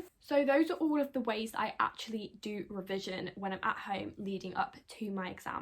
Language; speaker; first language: English; native; English